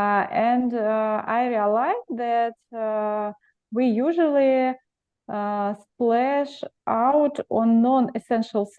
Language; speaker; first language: English; non-native, learner; Russian